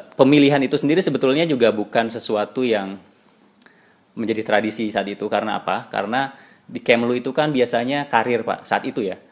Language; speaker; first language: Indonesian; native; Indonesian